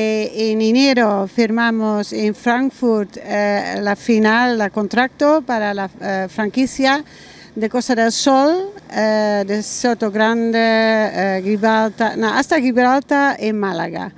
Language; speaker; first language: Spanish; non-native, learner; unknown